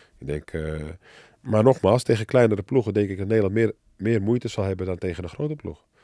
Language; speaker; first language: Dutch; early bilingual, other home language; Arabic